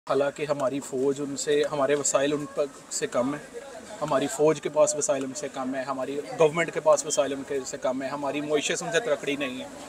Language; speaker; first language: Urdu; non-native, local second language; Punjabi